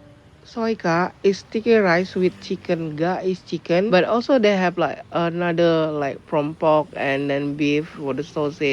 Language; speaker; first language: English; non-native, learner; Indonesian